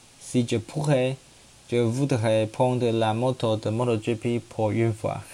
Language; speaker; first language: French; non-native, learner; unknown